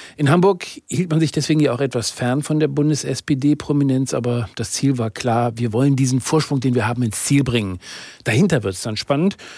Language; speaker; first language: German; native; German